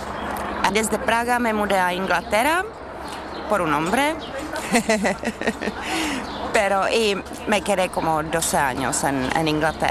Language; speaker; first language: Spanish; non-native, fluent; Czech